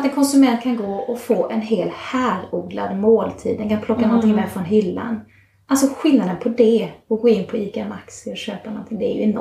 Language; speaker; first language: Swedish; native; Swedish